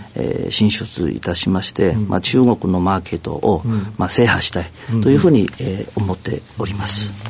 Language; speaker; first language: Japanese; non-native, fluent; Chinese